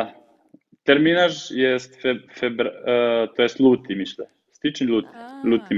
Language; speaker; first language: Polish; non-native, fluent; Serbian